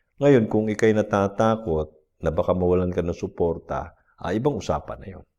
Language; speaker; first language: Filipino; non-native, local second language; Cebuano